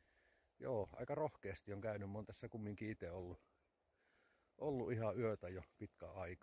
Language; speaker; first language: Finnish; native; Finnish